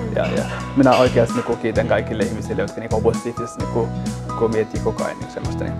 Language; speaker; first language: Finnish; non-native, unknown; Somali